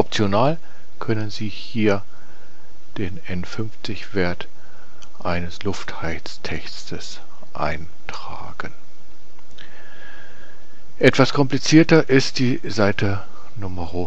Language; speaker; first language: German; native; German